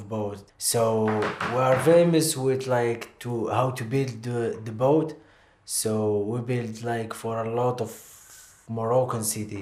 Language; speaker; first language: English; non-native, learner; Arabic